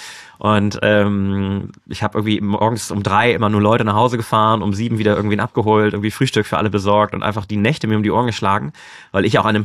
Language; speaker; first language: German; native; German